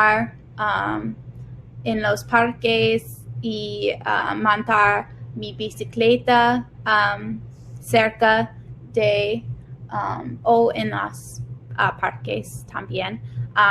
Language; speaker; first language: Spanish; non-native, learner; English